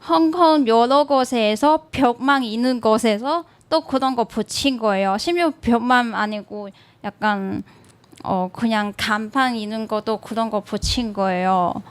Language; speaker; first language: Korean; non-native, learner; Cantonese